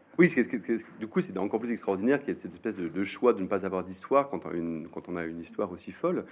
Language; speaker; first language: French; native; French